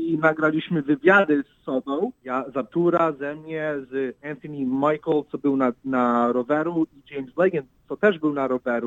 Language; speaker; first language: Polish; early bilingual, heritage; English